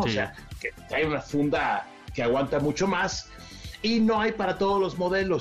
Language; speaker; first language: Spanish; native; Spanish